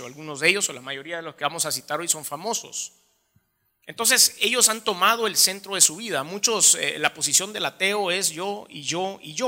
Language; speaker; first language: Spanish; native; Spanish